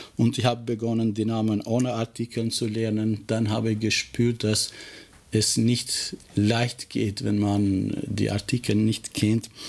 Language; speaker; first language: German; non-native, fluent; Albanian